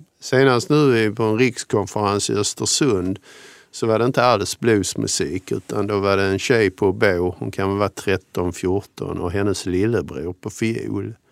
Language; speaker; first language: Swedish; native; Swedish